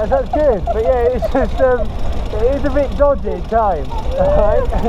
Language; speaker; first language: English; native; English